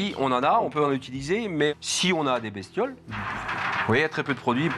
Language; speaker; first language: French; native; French